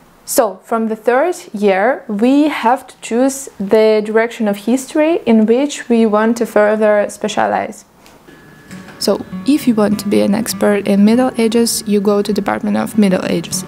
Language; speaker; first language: English; non-native, fluent; Russian